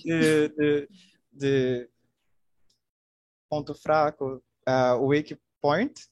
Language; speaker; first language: English; non-native, learner; Portuguese